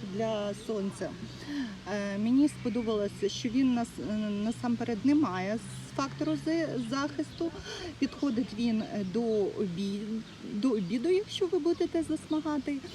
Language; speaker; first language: Ukrainian; non-native, local second language; Russian